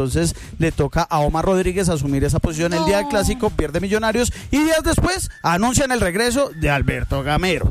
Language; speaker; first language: Spanish; native; Spanish